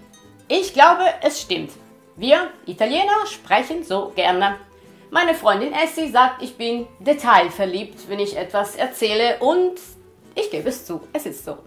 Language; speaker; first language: German; non-native, fluent; Italian